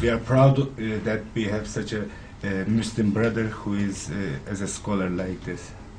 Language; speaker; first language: English; non-native, fluent; Turkish